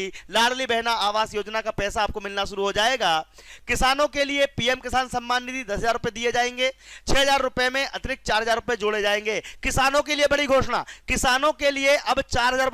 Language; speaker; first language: Hindi; native; Hindi